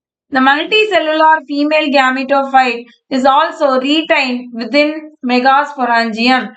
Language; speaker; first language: English; non-native, local second language; Tamil